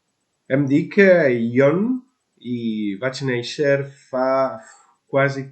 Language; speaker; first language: Catalan; non-native, local second language; Spanish